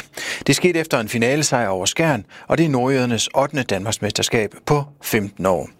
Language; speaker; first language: Danish; native; Danish